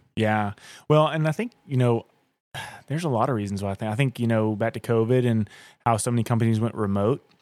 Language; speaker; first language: English; native; English